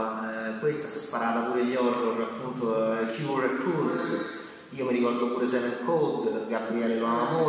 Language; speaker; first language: Italian; native; Italian